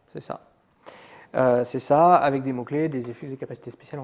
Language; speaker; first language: French; native; French